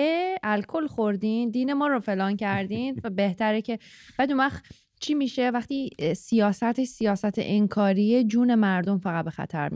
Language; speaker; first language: Persian; native; Persian